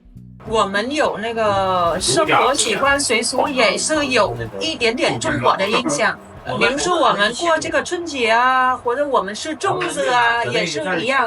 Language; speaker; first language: Chinese; non-native, fluent; Vietnamese